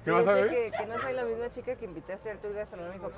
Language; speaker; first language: Spanish; native; Spanish